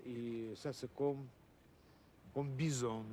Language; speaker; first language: French; non-native, learner; Russian